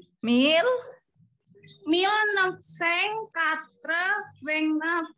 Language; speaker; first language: French; non-native, learner; Indonesian